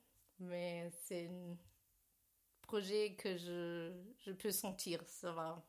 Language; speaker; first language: French; non-native, learner; German